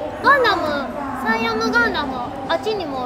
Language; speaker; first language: Japanese; native; Japanese